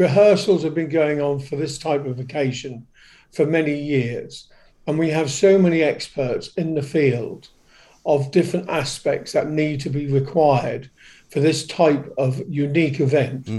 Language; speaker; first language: English; native; English